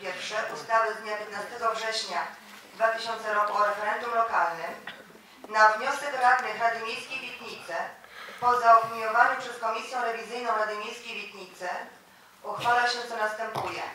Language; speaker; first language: Polish; native; Polish